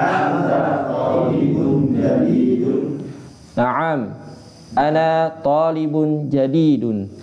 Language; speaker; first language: Arabic; non-native, learner; Indonesian